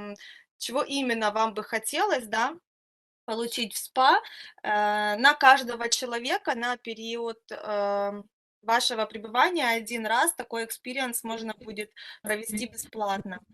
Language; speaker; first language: Russian; native; Russian